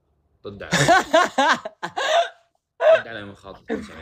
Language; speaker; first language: Arabic; native; Arabic